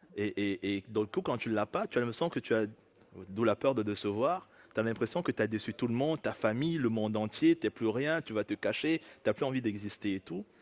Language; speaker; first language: French; native; French